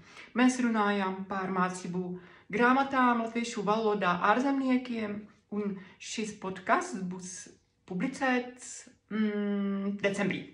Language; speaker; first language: Latvian; non-native, fluent; Czech